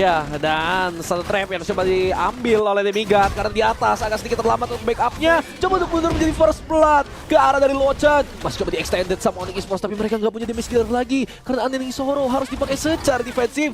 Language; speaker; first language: Indonesian; native; Indonesian